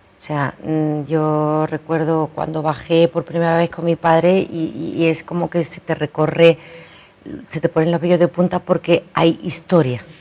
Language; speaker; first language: Spanish; native; Spanish